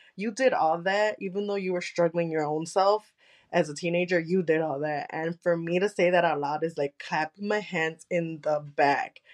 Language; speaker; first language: English; early bilingual, other home language; Spanish